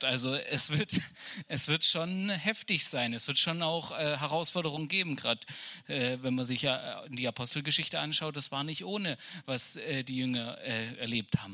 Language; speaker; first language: German; native; German